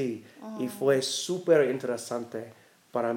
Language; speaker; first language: Spanish; non-native, learner; English